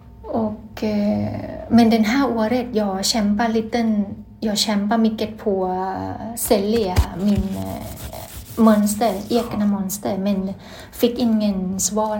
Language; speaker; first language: Swedish; non-native, learner; Thai